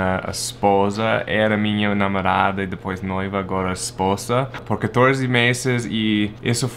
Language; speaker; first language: Portuguese; non-native, fluent; English